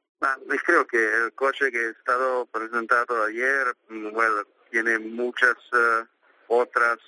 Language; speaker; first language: Spanish; non-native, learner; Italian